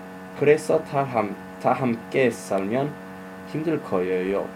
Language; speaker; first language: Korean; non-native, learner; English